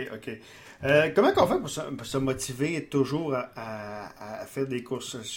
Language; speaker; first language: French; native; French